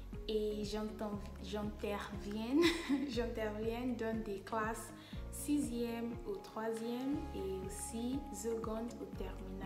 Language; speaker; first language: French; non-native, fluent; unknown